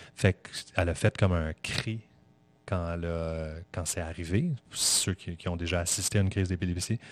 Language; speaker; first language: French; native; French